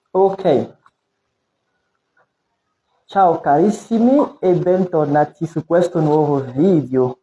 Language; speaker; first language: Italian; non-native, fluent; French